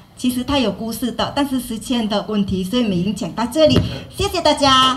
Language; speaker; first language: Chinese; non-native, fluent; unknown